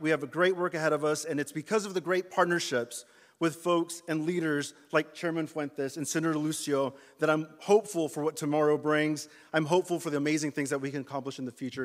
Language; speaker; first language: English; early bilingual, other home language; Spanish